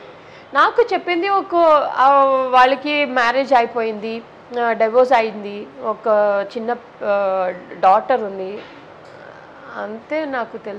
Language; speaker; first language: Telugu; non-native, learner; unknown